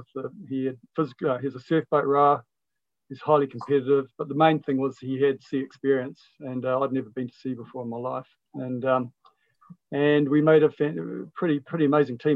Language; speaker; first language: English; native; English